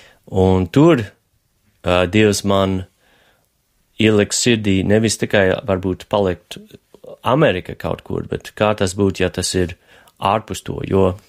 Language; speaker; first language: Latvian; non-native, fluent; English